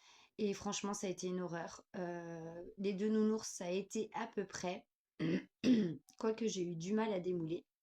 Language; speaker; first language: French; native; French